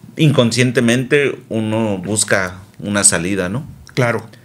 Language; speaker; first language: Spanish; native; Spanish